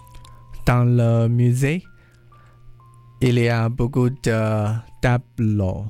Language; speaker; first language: French; non-native, learner; English